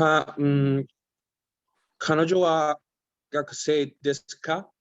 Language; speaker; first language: Japanese; non-native, learner; Spanish